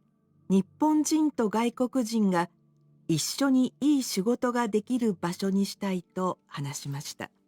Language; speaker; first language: Japanese; non-native, fluent; English